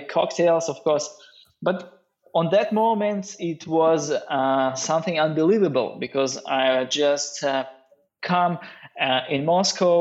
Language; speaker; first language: English; non-native, learner; Russian